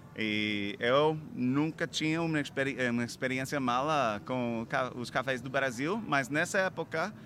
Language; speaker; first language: Portuguese; non-native, fluent; English